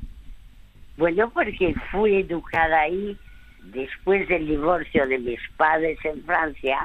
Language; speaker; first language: Spanish; early bilingual, other home language; French